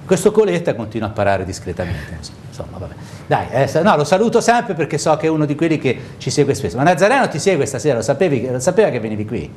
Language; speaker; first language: Italian; native; Italian